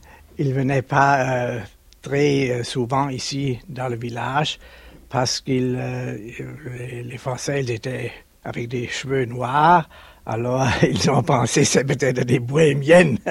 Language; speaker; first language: French; early bilingual, heritage; German